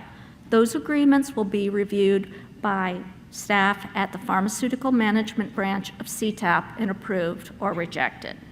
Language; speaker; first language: English; native; English